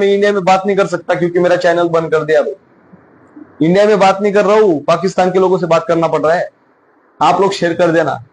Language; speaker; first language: Hindi; non-native, local second language; Marathi